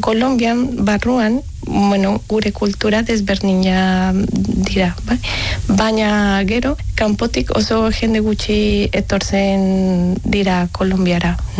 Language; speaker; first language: Basque; non-native, learner; Spanish